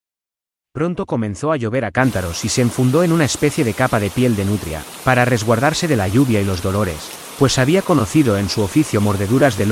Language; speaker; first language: Spanish; native; Spanish